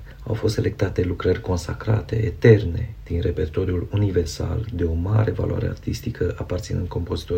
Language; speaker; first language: Romanian; native; Romanian